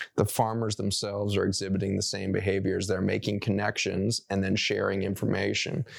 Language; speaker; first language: English; native; English